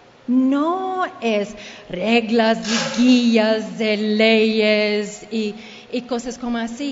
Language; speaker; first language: Spanish; early bilingual, heritage; Spanish